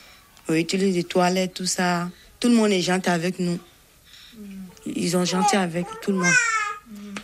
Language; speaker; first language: French; non-native, learner; Bambara